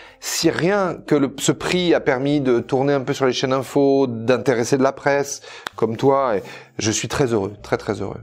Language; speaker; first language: French; native; French